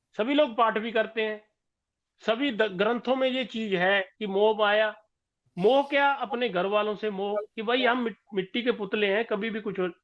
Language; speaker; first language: Hindi; non-native, local second language; Punjabi